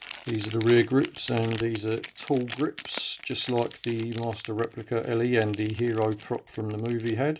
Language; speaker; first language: English; native; English